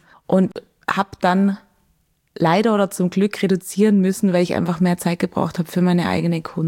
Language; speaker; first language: German; native; German